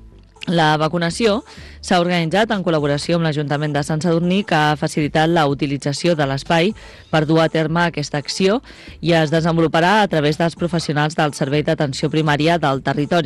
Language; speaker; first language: Catalan; native; Catalan